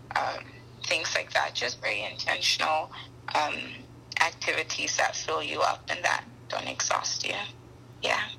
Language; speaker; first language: English; non-native, local second language; Akan